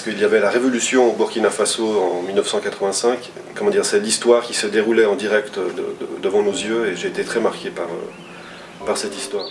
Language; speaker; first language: French; native; French